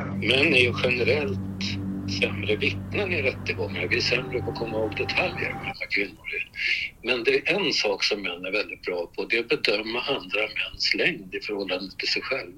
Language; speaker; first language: Swedish; native; Swedish